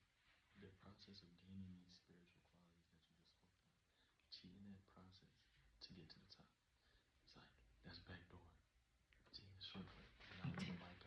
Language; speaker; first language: English; native; English